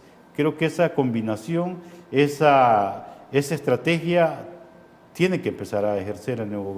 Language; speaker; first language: Spanish; native; Spanish